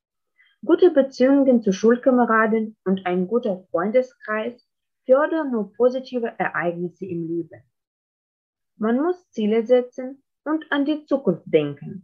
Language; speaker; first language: German; non-native, fluent; Russian